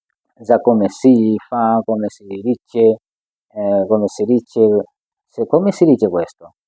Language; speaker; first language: Italian; non-native, fluent; Swahili